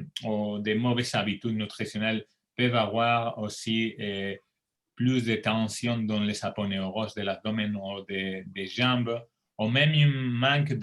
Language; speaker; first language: French; non-native, fluent; Spanish